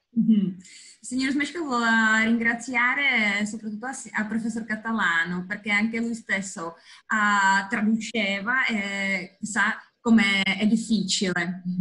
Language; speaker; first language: Italian; non-native, fluent; Czech